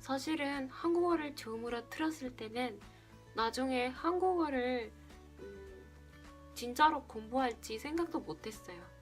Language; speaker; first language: Korean; non-native, fluent; Spanish